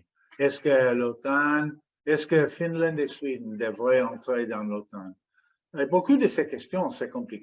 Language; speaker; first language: French; non-native, fluent; English